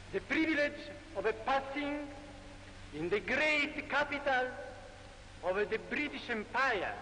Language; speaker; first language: English; non-native, fluent; Italian